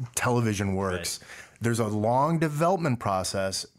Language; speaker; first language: English; early bilingual, other home language; Dutch